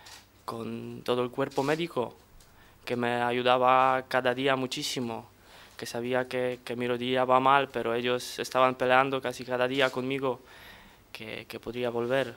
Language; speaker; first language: Spanish; non-native, fluent; Polish